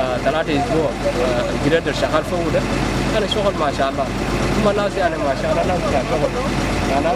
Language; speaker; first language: Arabic; non-native, local second language; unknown